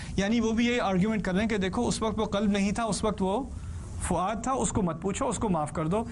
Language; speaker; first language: Urdu; early bilingual, heritage; Urdu